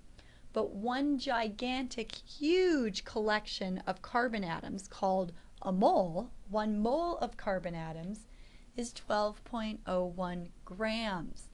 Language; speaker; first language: English; native; English